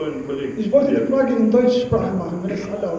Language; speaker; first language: German; non-native, learner; Albanian